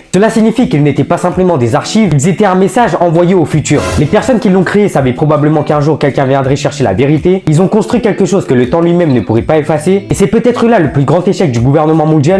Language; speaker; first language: French; native; French